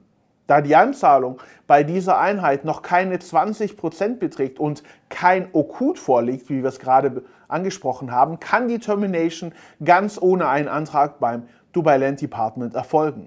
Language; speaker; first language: German; native; German